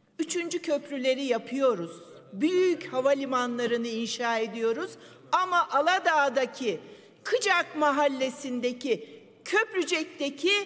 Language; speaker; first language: Turkish; native; Turkish